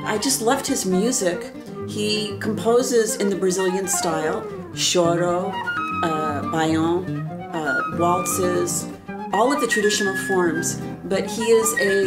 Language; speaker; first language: English; native; English